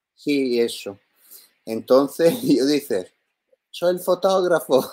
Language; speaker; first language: Spanish; non-native, learner; Italian